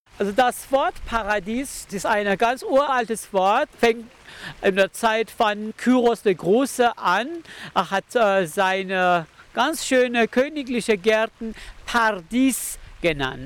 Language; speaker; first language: German; non-native, learner; Persian